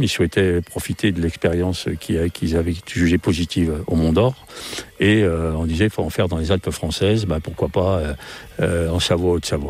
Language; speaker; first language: French; native; French